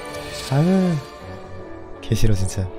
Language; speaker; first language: Korean; native; Korean